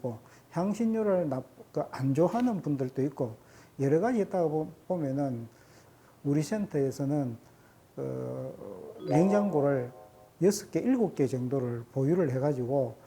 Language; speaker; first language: Korean; native; Korean